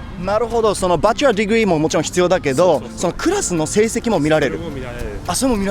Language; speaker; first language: Japanese; native; Japanese